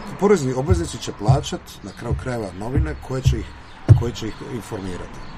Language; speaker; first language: Croatian; native; Croatian